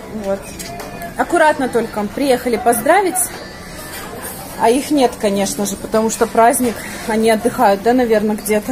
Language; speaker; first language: Russian; native; Russian